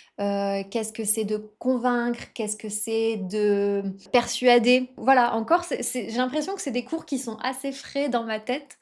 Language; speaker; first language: French; native; French